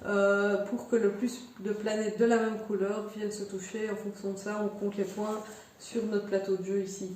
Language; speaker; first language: French; native; French